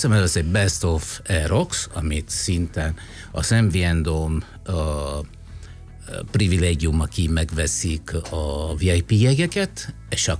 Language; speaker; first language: Hungarian; non-native, fluent; Italian